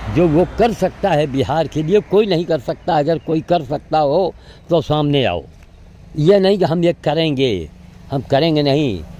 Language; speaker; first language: Hindi; native; Hindi